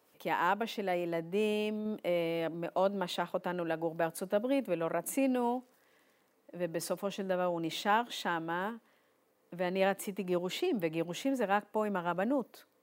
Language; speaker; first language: Hebrew; non-native, fluent; Spanish